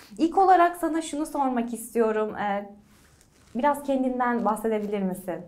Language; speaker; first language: Turkish; native; Turkish